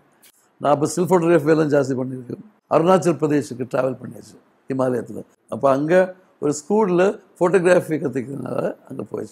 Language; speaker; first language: Tamil; non-native, learner; Malayalam